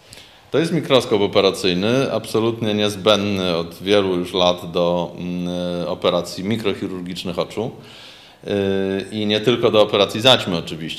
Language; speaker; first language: Polish; native; Polish